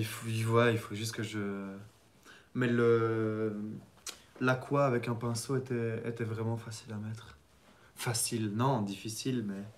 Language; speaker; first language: French; native; French